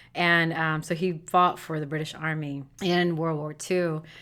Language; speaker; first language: English; native; English